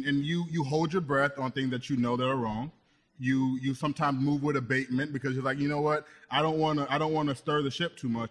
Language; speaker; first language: English; native; English